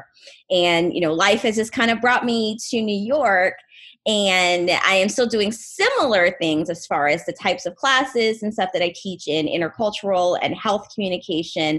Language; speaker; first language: English; native; English